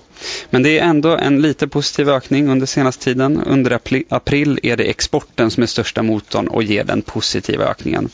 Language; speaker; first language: Swedish; native; Swedish